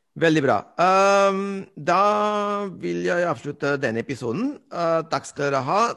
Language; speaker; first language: Norwegian; non-native, fluent; Spanish